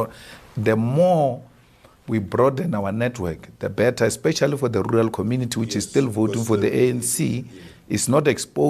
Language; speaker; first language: English; non-native, local second language; Northern Sotho